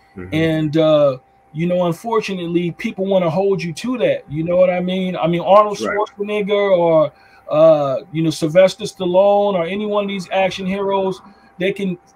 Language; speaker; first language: English; native; English